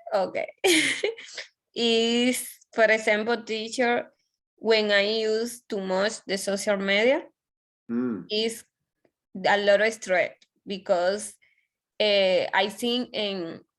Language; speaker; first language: English; non-native, learner; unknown